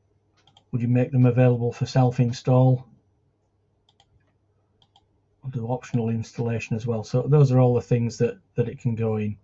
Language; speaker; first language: English; native; English